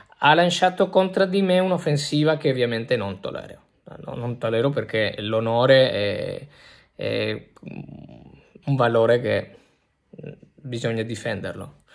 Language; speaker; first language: Italian; non-native, fluent; Spanish